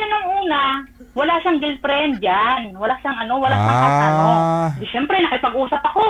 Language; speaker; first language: Filipino; native; Filipino